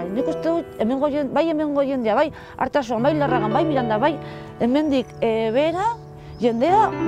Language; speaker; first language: Basque; non-native, local second language; Spanish